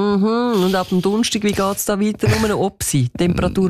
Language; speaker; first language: German; native; German